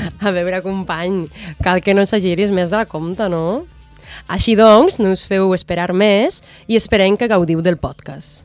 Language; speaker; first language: Catalan; non-native, learner; Spanish